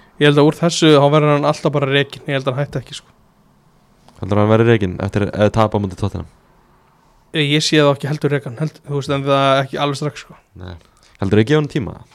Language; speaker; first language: Icelandic; native; Icelandic